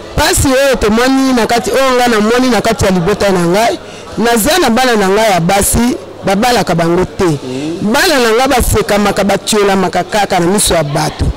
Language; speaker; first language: Lingala; native; Lingala